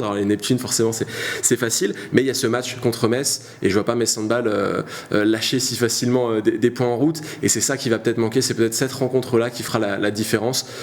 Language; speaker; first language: French; native; French